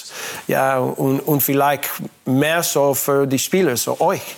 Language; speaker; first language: German; non-native, learner; English